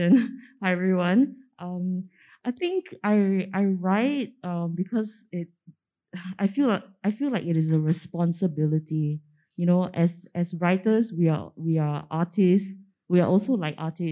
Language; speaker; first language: English; non-native, local second language; Min Nan Chinese